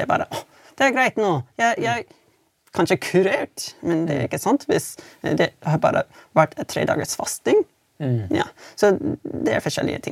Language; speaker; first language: Norwegian; non-native, fluent; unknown